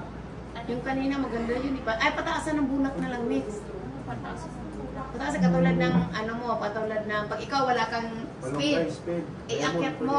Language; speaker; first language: Filipino; native; Filipino